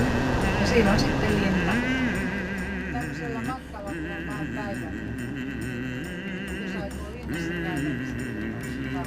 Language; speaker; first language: Finnish; native; Finnish